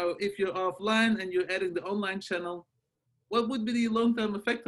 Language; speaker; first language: English; non-native, fluent; Dutch